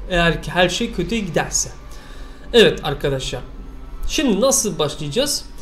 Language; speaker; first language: Turkish; early bilingual, heritage; Turkish